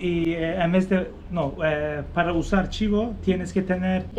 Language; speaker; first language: Spanish; non-native, learner; Turkish